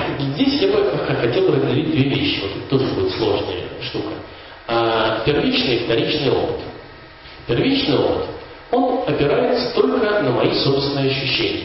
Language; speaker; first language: Russian; native; Russian